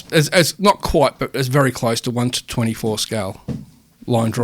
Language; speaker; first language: English; native; English